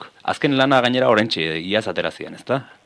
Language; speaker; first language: Basque; native; Basque